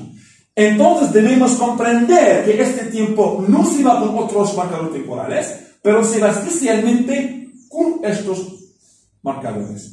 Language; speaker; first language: Spanish; non-native, fluent; Arabic